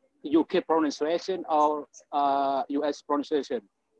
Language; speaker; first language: English; non-native, learner; Indonesian